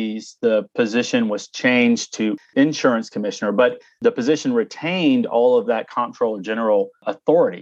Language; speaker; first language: English; native; English